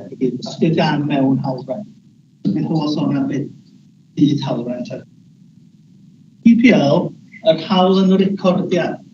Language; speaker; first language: Welsh; native; Welsh